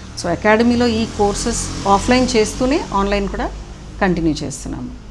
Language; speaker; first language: Telugu; native; Telugu